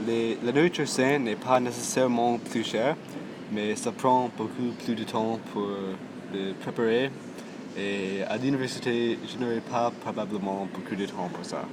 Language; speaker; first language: French; non-native, local second language; English